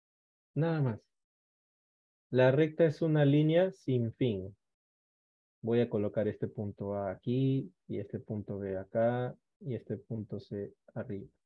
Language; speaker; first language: Spanish; native; Spanish